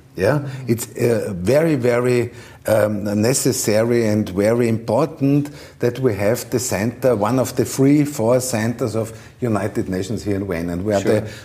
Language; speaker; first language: English; non-native, learner; German